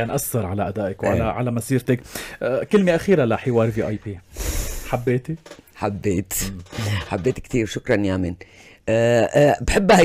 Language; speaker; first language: Arabic; native; Arabic